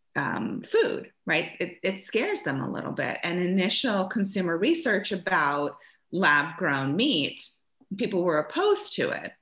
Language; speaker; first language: English; early bilingual, other home language; German